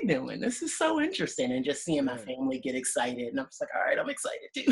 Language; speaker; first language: English; native; English